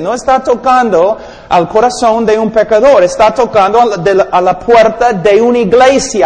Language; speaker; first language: Spanish; non-native, fluent; English